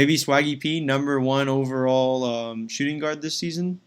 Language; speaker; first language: English; native; English